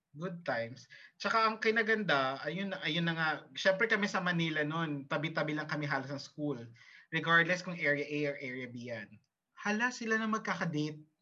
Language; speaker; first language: Filipino; early bilingual, heritage; Filipino